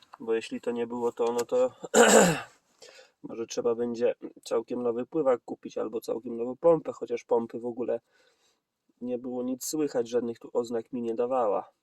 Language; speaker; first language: Polish; native; Polish